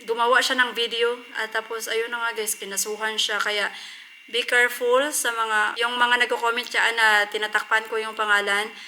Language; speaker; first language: Filipino; non-native, local second language; Cebuano